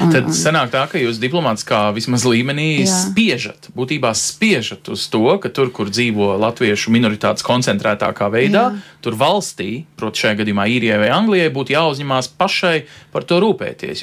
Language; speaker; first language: Latvian; native; Latvian